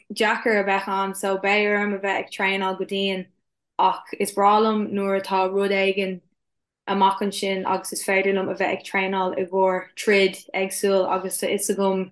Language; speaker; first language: Irish; non-native, local second language; English